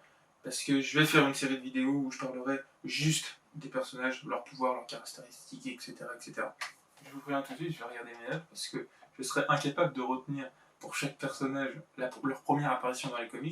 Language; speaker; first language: French; native; French